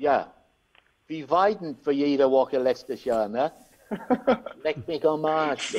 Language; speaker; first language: German; non-native, learner; English